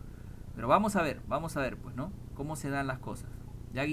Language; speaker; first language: Spanish; native; Spanish